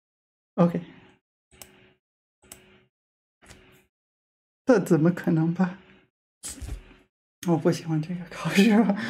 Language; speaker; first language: Chinese; non-native, fluent; English